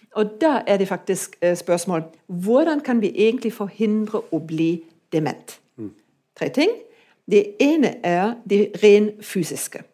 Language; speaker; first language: Norwegian; non-native, fluent; German